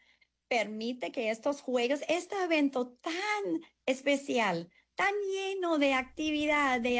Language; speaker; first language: Spanish; non-native, fluent; English